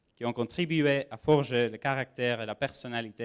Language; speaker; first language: French; non-native, learner; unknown